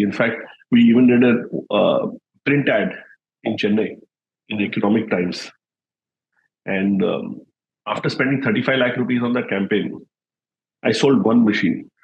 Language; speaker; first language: English; non-native, local second language; Hindi